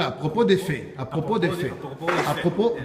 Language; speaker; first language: French; non-native, fluent; Spanish